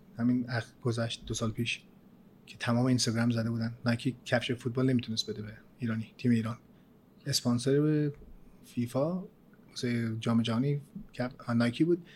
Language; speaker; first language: Persian; early bilingual, other home language; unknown